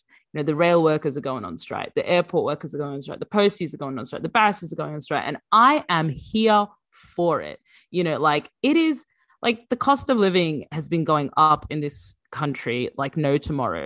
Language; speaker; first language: English; native; English